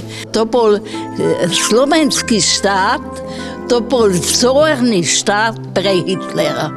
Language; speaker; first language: Slovak; non-native, fluent; German